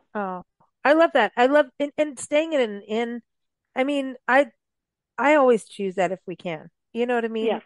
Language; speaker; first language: English; native; English